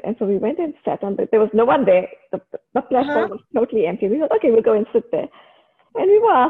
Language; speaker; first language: English; native; English